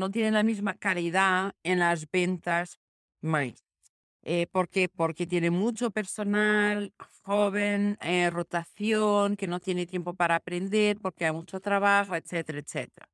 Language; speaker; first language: Spanish; non-native, fluent; Portuguese